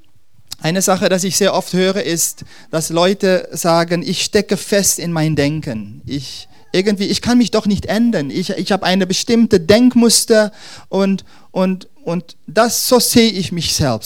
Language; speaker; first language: German; non-native, fluent; Dutch